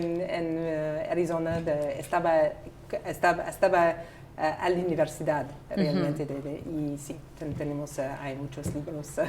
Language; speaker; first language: Spanish; non-native, learner; English